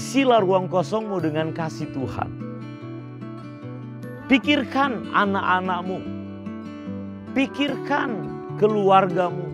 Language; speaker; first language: Indonesian; native; Indonesian